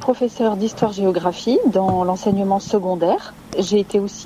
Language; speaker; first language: French; native; French